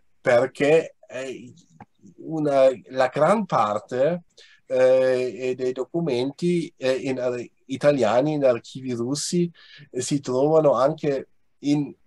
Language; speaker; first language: Italian; non-native, fluent; German